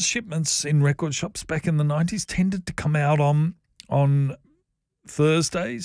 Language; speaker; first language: English; native; English